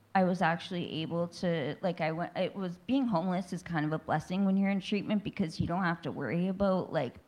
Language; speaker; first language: English; native; English